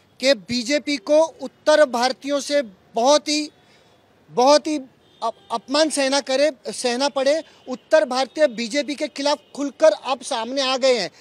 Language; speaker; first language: Hindi; non-native, local second language; Punjabi